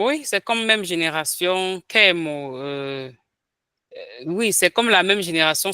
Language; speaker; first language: French; non-native, local second language; Ghomala